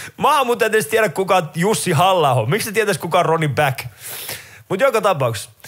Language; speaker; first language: Finnish; early bilingual, other home language; Persian